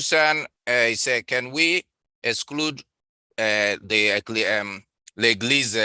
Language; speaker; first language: French; non-native, learner; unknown